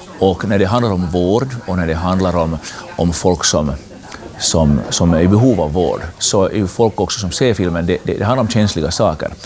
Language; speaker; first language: Swedish; native; Swedish